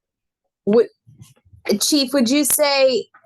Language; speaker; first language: English; native; English